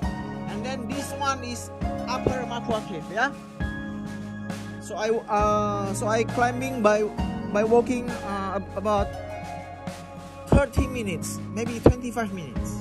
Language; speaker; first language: English; non-native, learner; Indonesian